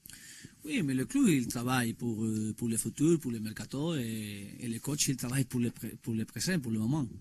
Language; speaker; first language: French; non-native, learner; Spanish